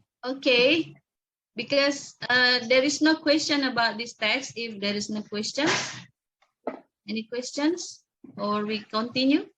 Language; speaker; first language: English; non-native, learner; Indonesian